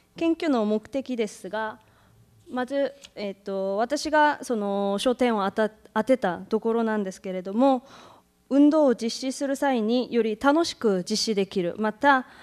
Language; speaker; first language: Japanese; non-native, fluent; Korean